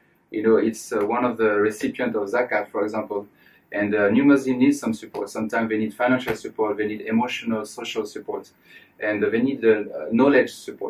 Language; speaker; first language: English; non-native, fluent; French